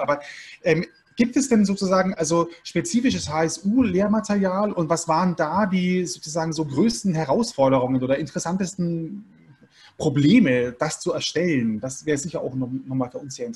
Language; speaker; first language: German; native; German